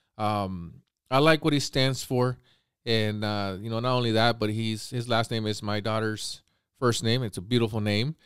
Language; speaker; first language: English; native; English